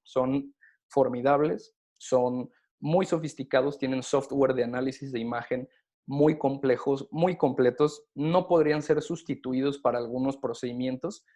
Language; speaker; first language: Spanish; native; Spanish